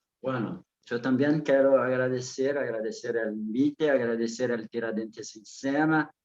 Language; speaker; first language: Spanish; non-native, fluent; Portuguese